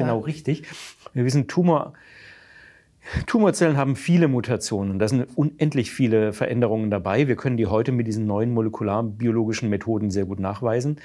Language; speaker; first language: German; native; German